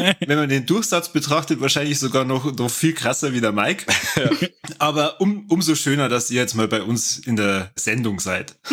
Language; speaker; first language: German; native; German